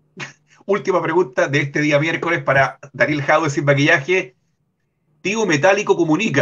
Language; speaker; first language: Spanish; native; Spanish